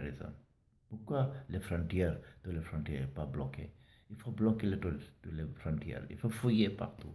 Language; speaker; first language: French; non-native, learner; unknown